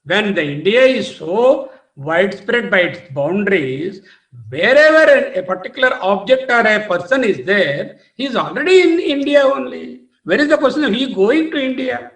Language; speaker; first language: English; non-native, local second language; Telugu